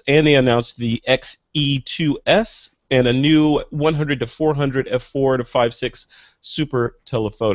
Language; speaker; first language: English; native; English